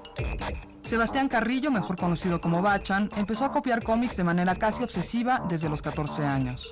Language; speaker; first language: Spanish; native; Spanish